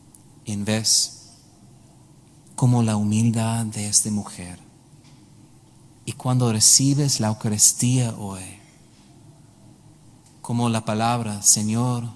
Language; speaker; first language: Spanish; non-native, learner; English